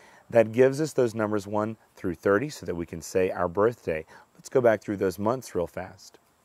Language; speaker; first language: English; native; English